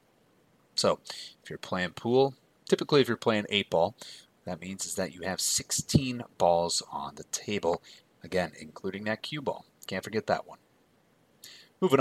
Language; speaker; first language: English; native; English